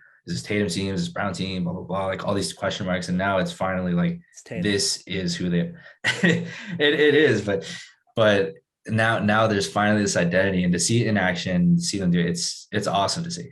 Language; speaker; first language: English; native; English